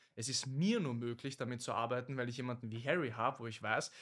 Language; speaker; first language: German; native; German